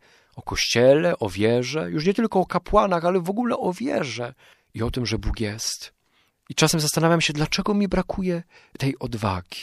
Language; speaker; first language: Polish; native; Polish